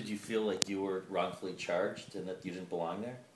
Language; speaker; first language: English; native; English